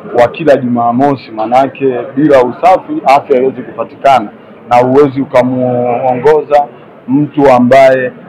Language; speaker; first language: Swahili; native; Swahili